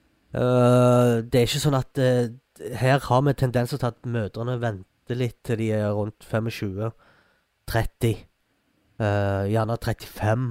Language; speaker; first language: Norwegian; early bilingual, other home language; Arabic